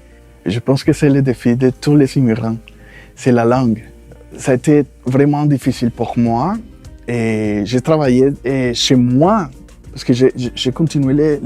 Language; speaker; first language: French; non-native, fluent; Spanish